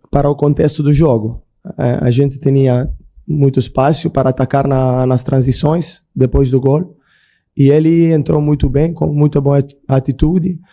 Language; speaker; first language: Portuguese; non-native, learner; Italian